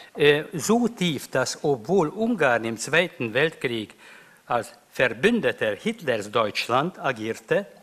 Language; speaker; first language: German; non-native, fluent; Hungarian